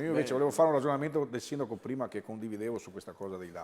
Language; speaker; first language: Italian; native; Italian